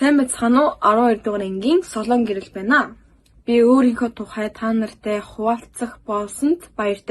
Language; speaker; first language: Mongolian; early bilingual, heritage; Mongolian